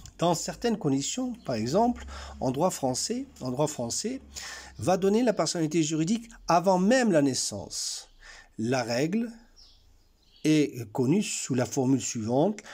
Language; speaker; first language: French; non-native, local second language; Arabic